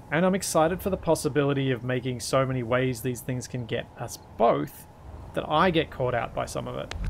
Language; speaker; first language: English; native; English